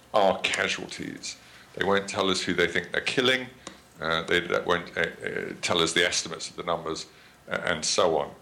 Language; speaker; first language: English; native; English